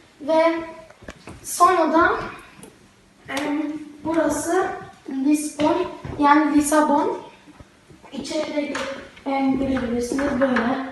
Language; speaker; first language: Turkish; early bilingual, heritage; Turkish